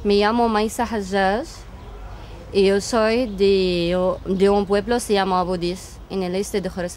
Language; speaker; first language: Spanish; non-native, fluent; Arabic